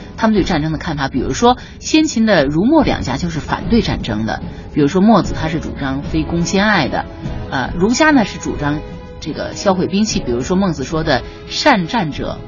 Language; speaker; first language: Chinese; native; Chinese